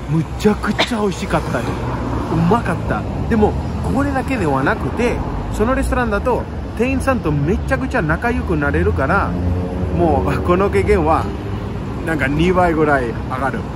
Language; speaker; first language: Japanese; non-native, fluent; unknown